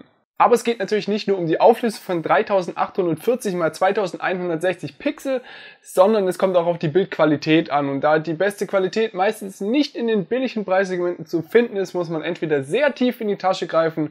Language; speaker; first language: German; native; German